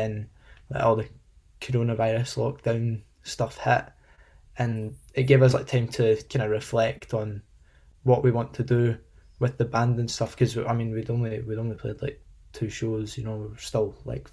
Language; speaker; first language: English; native; English